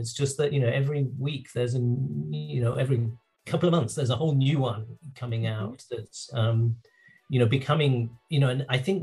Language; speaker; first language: English; native; English